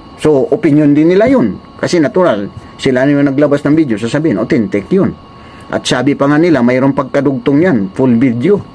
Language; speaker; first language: Filipino; non-native, local second language; Waray